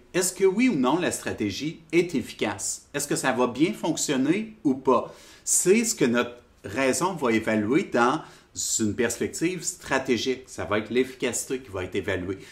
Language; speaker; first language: French; native; French